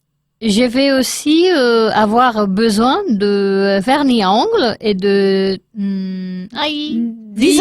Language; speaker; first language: French; non-native, learner; Spanish